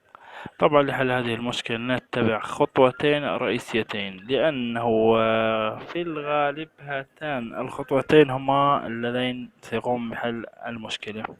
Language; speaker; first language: Arabic; native; Arabic